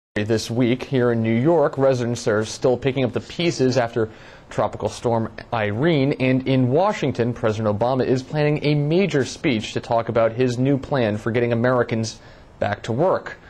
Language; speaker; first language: English; native; English